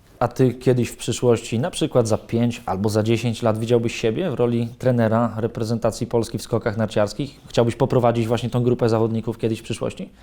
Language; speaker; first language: Polish; native; Polish